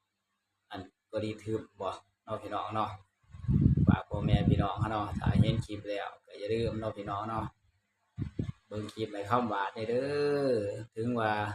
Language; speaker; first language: Thai; non-native, local second language; Lao